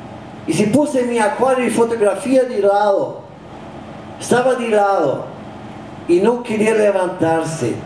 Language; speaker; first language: Spanish; non-native, fluent; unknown